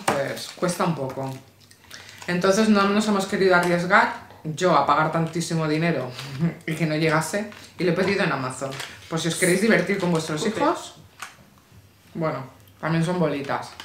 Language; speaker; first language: Spanish; native; Spanish